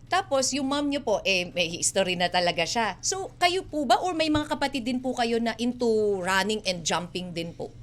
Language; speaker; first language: Filipino; native; Filipino